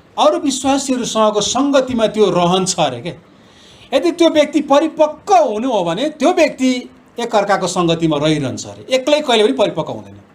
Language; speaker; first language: Nepali; non-native, local second language; Eastern Tamang